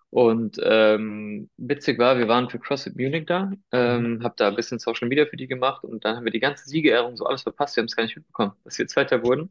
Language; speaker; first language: German; early bilingual, other home language; Spanish